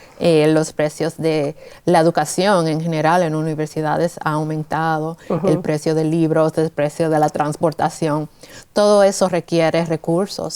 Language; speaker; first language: Spanish; early bilingual, heritage; Spanish